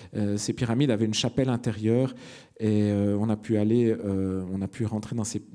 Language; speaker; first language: French; native; French